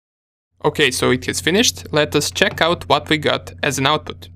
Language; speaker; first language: English; non-native, fluent; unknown